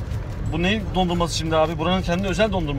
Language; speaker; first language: Turkish; native; Turkish